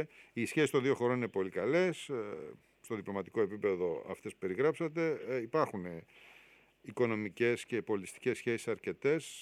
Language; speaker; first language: Greek; native; Greek